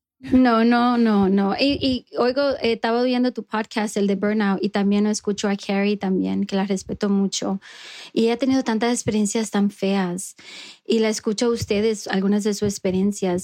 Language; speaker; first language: Spanish; early bilingual, heritage; Spanish